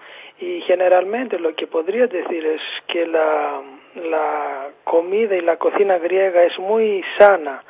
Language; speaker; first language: Spanish; non-native, fluent; Greek